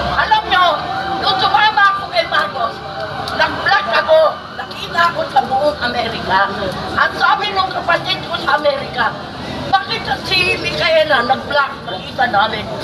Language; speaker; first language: Filipino; non-native, local second language; Iloko